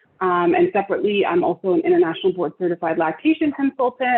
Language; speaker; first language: English; native; English